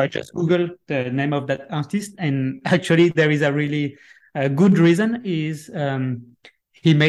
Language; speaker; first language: English; non-native, fluent; French